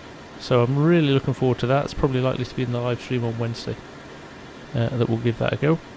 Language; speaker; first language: English; native; English